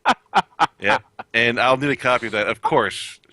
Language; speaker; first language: English; native; English